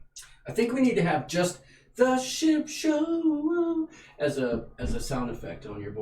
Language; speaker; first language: English; native; English